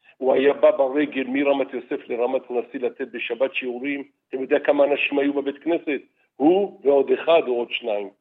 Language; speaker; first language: Hebrew; early bilingual, other home language; Arabic